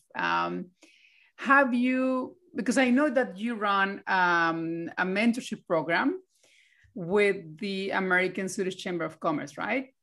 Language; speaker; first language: English; non-native, fluent; Spanish